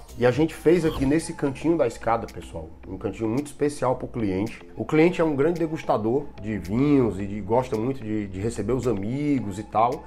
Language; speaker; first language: Portuguese; native; Portuguese